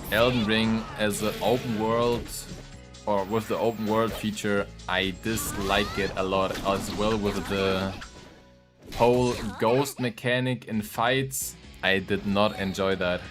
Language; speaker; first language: English; non-native, fluent; German